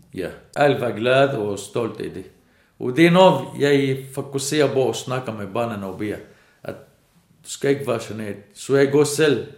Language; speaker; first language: Danish; non-native, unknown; Arabic